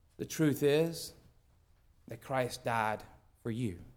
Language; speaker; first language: English; native; English